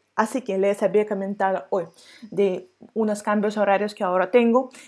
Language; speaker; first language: Spanish; non-native, fluent; Russian